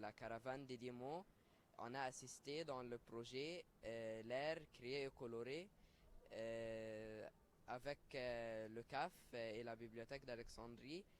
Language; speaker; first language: French; non-native, learner; Arabic